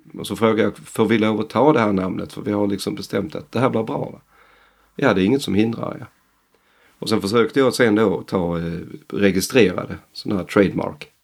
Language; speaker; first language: Swedish; native; Swedish